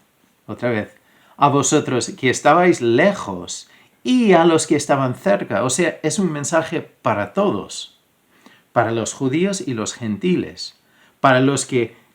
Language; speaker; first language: Spanish; non-native, fluent; English